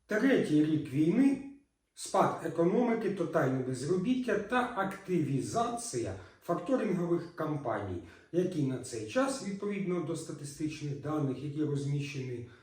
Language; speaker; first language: Ukrainian; native; Ukrainian